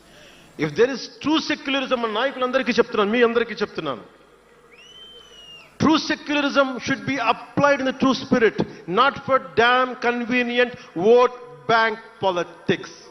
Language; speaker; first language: Telugu; native; Telugu